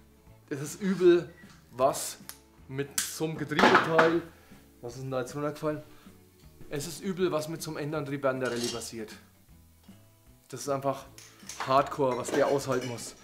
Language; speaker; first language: German; native; German